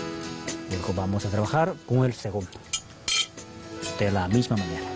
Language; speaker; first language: Spanish; non-native, fluent; Chinese